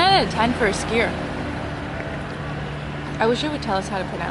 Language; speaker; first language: English; native; English